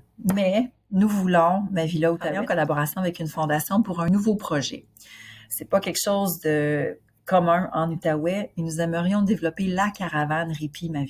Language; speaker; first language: French; native; French